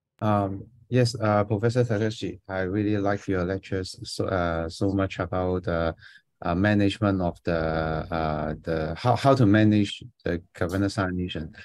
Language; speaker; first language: English; non-native, fluent; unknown